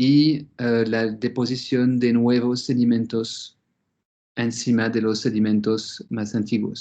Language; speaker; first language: Spanish; non-native, fluent; French